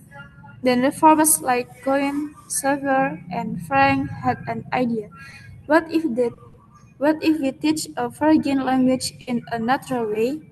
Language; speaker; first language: English; non-native, learner; Indonesian